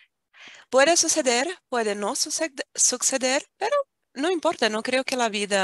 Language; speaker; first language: Spanish; non-native, fluent; Portuguese